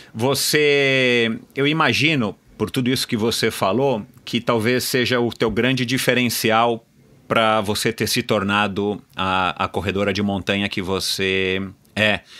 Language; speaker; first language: Portuguese; native; Portuguese